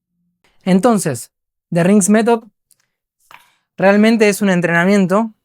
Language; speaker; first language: Spanish; native; Spanish